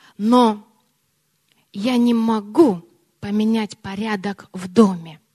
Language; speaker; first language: Russian; early bilingual, heritage; Russian